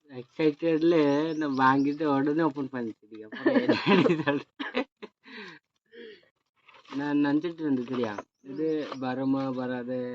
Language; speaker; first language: Tamil; non-native, learner; Odia